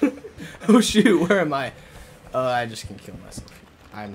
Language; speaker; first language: English; native; English